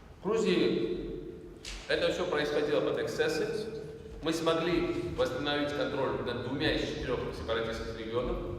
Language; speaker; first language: Russian; non-native, local second language; Georgian